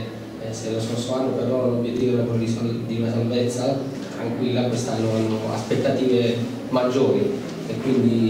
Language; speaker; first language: Italian; native; Italian